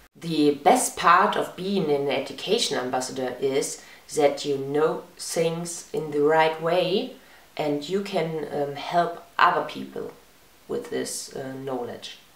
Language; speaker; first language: English; non-native, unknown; German